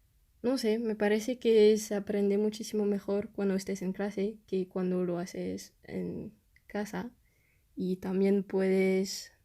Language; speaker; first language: Spanish; non-native, fluent; French